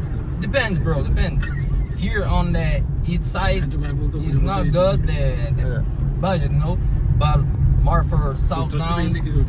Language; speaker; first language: English; non-native, learner; Portuguese